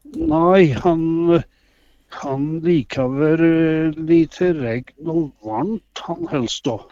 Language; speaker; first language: Norwegian; native; Norwegian